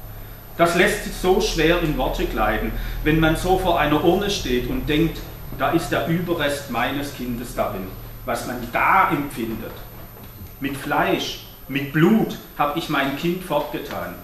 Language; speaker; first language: German; native; German